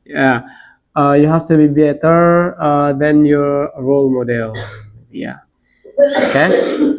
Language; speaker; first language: English; non-native, learner; Indonesian